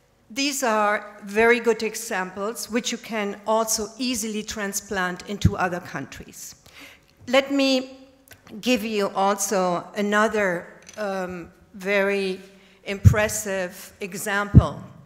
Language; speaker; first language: English; non-native, fluent; German